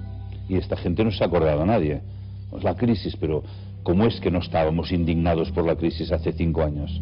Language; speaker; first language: Spanish; native; Spanish